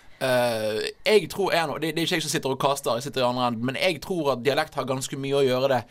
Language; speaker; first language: Norwegian; native; Norwegian